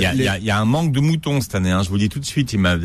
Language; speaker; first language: French; native; French